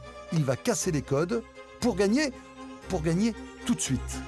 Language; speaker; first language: French; native; French